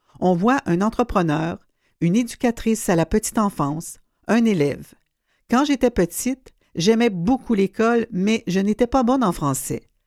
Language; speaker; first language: French; native; French